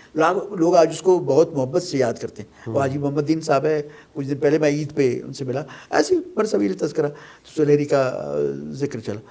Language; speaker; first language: Urdu; non-native, local second language; Sindhi